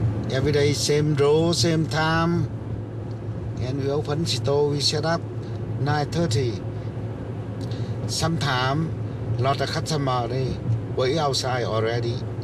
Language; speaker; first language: English; non-native, learner; Vietnamese